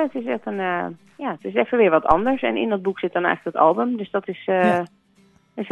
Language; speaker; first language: Dutch; native; Dutch